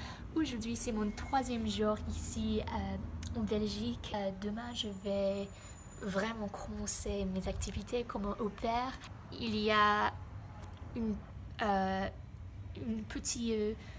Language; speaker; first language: French; non-native, learner; English